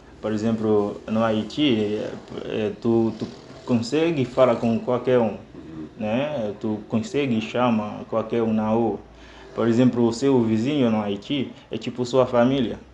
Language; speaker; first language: Portuguese; non-native, fluent; Haitian Creole